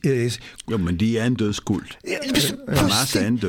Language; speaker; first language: Danish; early bilingual, other home language; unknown